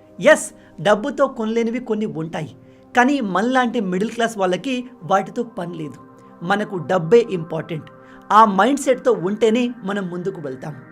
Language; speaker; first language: Telugu; non-native, local second language; Lambadi